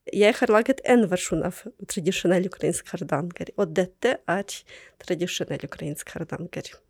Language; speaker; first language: Norwegian; non-native, fluent; Ukrainian